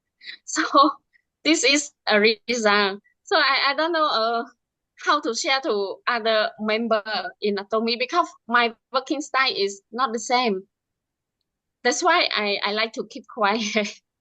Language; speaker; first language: English; non-native, learner; Khmer